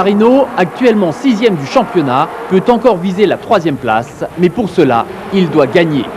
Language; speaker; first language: French; native; French